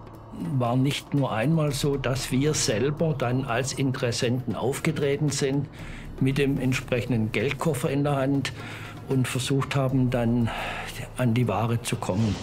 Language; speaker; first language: German; native; German